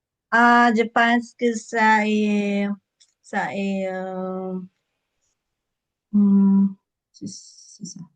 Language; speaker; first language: French; non-native, learner; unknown